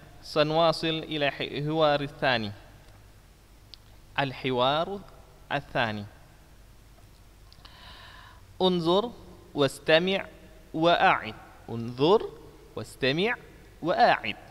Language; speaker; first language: Arabic; non-native, fluent; Indonesian